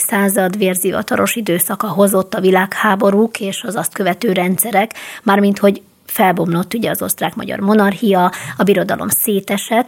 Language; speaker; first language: Hungarian; native; Hungarian